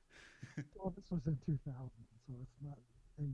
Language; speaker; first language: English; native; English